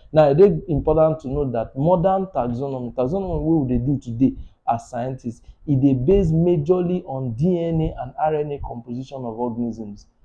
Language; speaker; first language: Nigerian Pidgin; native; Nigerian Pidgin